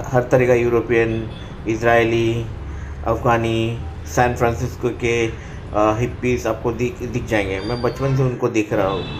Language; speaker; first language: Hindi; non-native, local second language; Marathi